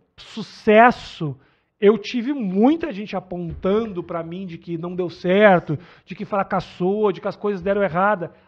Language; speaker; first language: Portuguese; native; Portuguese